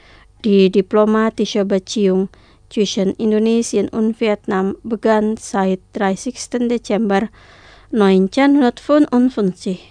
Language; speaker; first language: German; non-native, fluent; Indonesian